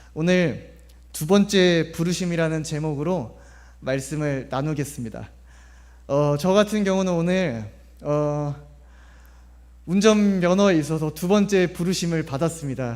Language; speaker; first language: Korean; native; Korean